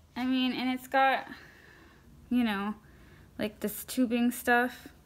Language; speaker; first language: English; native; English